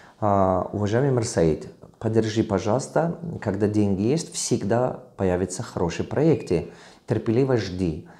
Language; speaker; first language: Russian; non-native, local second language; Tajik